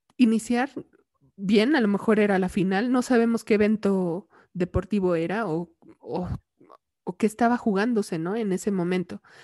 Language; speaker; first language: Spanish; native; Spanish